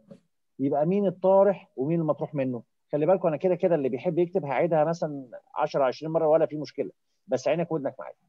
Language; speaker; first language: Arabic; native; Arabic